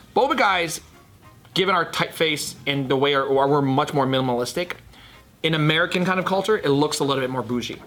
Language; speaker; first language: English; native; English